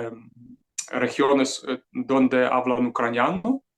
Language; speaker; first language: Spanish; non-native, fluent; Ukrainian